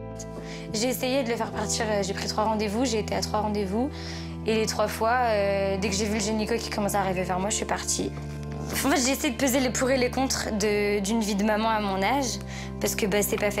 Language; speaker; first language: French; native; French